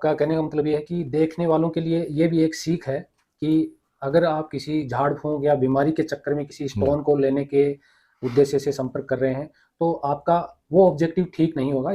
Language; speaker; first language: Hindi; native; Hindi